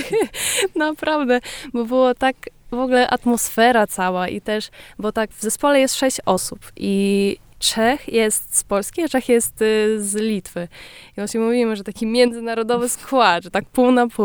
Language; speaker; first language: Polish; early bilingual, heritage; Polish